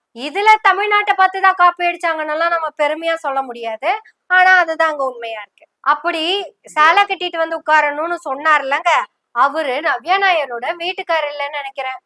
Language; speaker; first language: Tamil; non-native, local second language; Malayalam